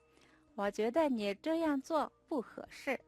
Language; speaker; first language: Chinese; non-native, fluent; Mongolian